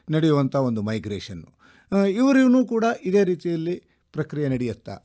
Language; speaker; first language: Kannada; native; Kannada